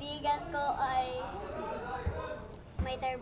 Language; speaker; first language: Filipino; non-native, local second language; Cebuano